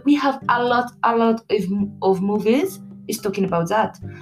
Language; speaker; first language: English; non-native, learner; Arabic